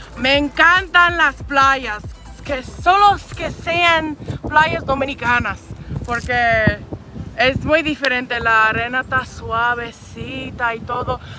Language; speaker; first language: Spanish; non-native, fluent; English